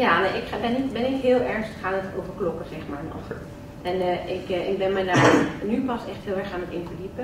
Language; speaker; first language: Dutch; native; Dutch